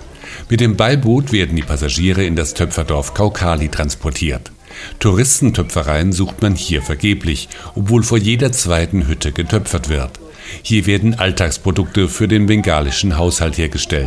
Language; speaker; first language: German; native; German